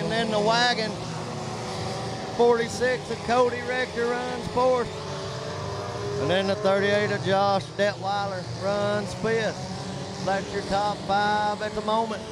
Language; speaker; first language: English; native; English